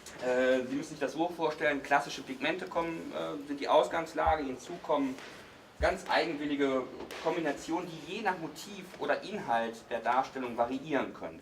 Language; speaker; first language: German; native; German